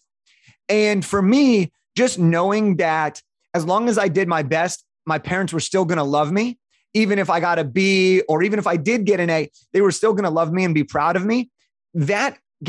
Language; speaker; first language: English; native; English